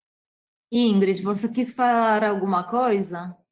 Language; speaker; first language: Portuguese; non-native, fluent; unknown